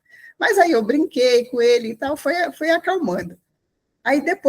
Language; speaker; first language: Portuguese; native; Portuguese